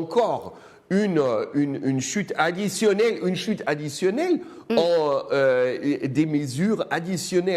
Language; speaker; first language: French; non-native, fluent; German